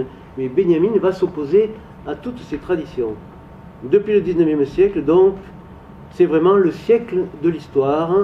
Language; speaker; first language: French; native; French